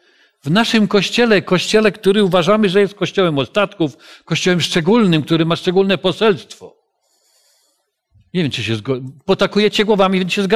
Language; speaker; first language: Polish; native; Polish